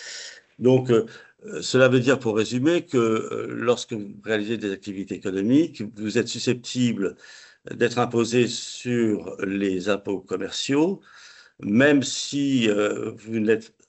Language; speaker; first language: French; native; French